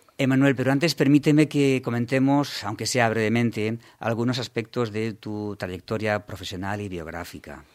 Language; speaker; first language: Spanish; native; Spanish